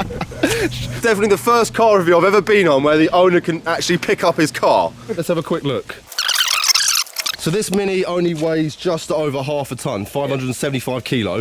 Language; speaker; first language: English; native; English